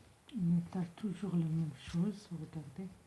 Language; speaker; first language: French; non-native, local second language; Arabic